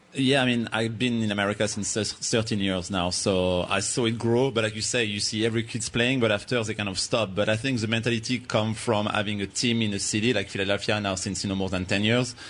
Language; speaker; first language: English; non-native, fluent; French